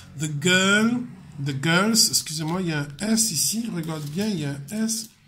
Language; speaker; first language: French; non-native, local second language; Morisyen